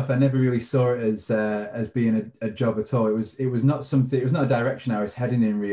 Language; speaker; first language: English; native; English